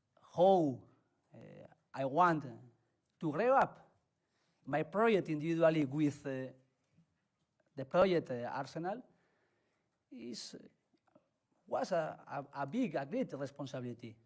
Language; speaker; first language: English; non-native, learner; Spanish